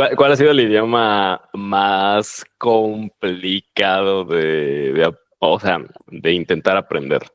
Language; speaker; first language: Spanish; native; Spanish